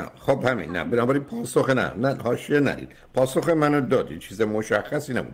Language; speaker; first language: Persian; native; Persian